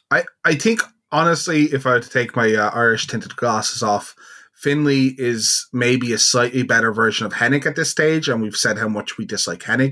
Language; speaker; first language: English; native; English